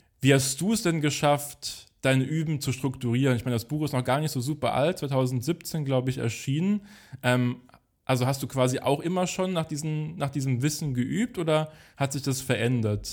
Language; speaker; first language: German; native; German